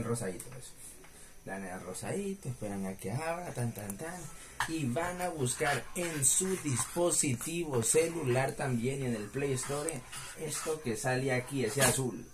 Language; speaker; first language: Spanish; native; Spanish